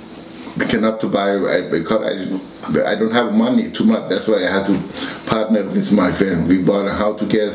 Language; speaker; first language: English; non-native, learner; Thai